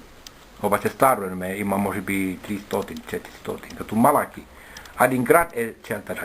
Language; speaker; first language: Bulgarian; non-native, learner; Finnish